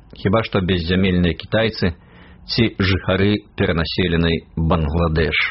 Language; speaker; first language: Belarusian; native; Belarusian